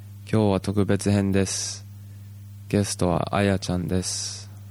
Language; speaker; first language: Japanese; early bilingual, heritage; Japanese